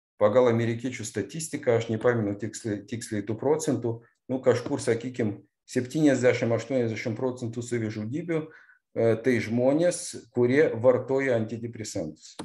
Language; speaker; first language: Lithuanian; non-native, local second language; Russian